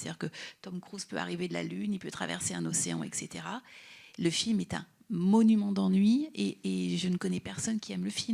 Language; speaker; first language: French; native; French